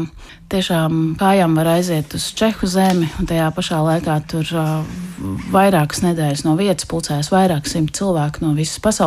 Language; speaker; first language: Latvian; native; Latvian